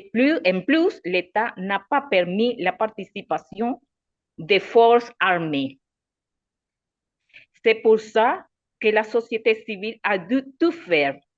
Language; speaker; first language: French; non-native, learner; Spanish